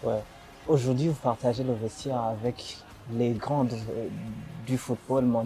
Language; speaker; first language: French; non-native, local second language; Rundi